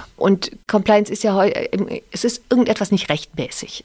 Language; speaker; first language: German; native; German